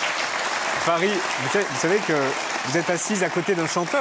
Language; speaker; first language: French; native; French